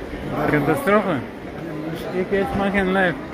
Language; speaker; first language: German; non-native, learner; Bulgarian